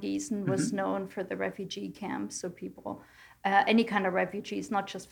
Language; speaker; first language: English; non-native, fluent; German